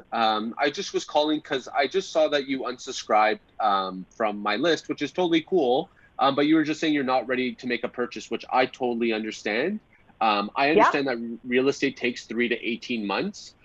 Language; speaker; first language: English; native; English